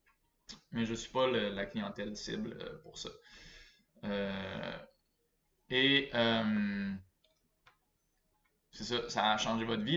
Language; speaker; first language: French; native; French